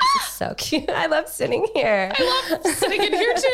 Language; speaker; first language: English; native; English